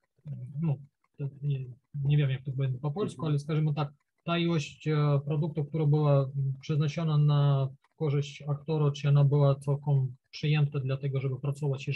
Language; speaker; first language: Polish; non-native, learner; Ukrainian